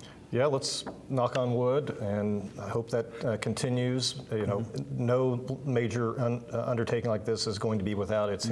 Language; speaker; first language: English; native; English